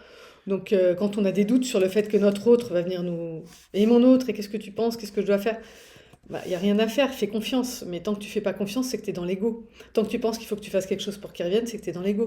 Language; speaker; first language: French; native; French